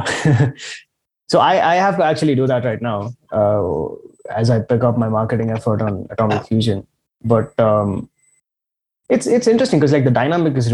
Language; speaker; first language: English; non-native, local second language; Marathi